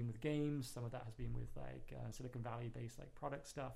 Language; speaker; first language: English; native; English